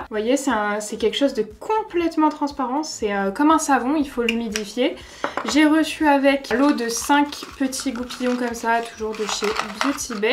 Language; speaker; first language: French; native; French